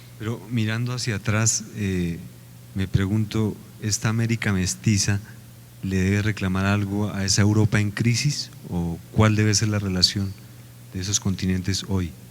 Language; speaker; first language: Spanish; native; Spanish